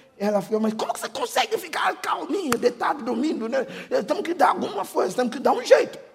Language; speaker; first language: Portuguese; non-native, fluent; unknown